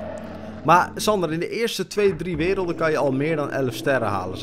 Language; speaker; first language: Dutch; native; Dutch